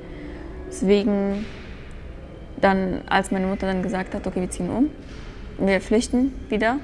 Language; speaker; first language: German; early bilingual, other home language; Persian